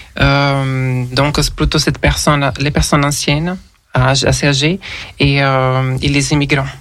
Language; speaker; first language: French; non-native, fluent; Portuguese